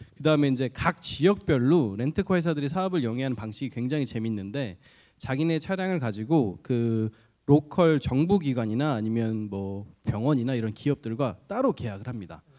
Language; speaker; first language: Korean; native; Korean